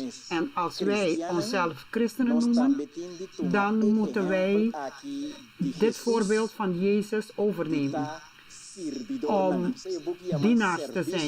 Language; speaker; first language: Dutch; non-native, local second language; Papiamento